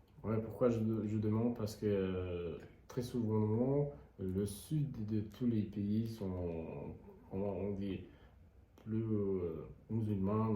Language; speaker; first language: French; non-native, fluent; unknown